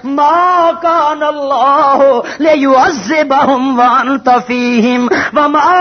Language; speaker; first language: Urdu; non-native, local second language; Punjabi